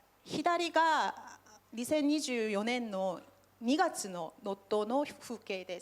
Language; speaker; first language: Japanese; non-native, fluent; Korean